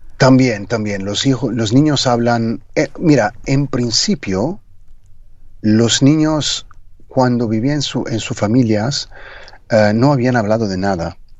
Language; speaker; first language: Spanish; non-native, fluent; Italian